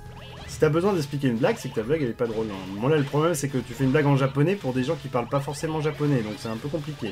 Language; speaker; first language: French; native; French